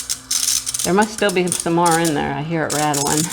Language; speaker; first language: English; native; English